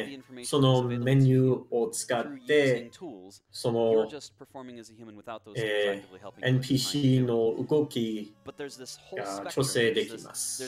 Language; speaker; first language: Japanese; non-native, learner; English